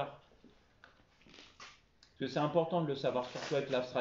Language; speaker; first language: French; native; French